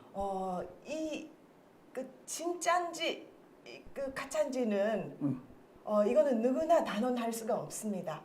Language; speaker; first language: Korean; non-native, fluent; Japanese